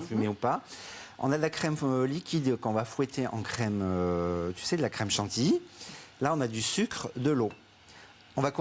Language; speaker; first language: French; native; French